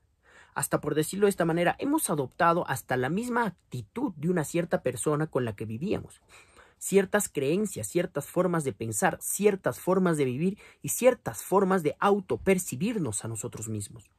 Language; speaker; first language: Spanish; native; Spanish